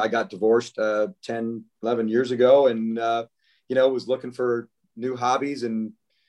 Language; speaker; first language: English; native; English